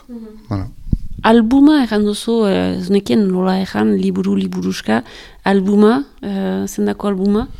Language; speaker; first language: Basque; native; Basque